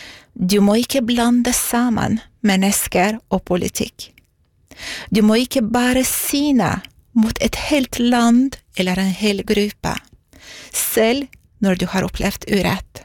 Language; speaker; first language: Norwegian; non-native, fluent; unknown